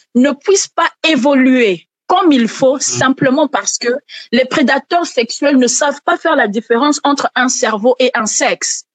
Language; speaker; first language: French; non-native, local second language; Lingala